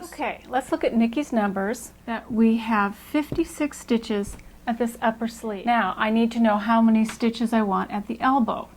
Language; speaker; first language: English; native; English